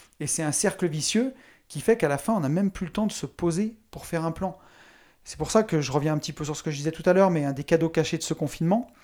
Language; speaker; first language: French; native; French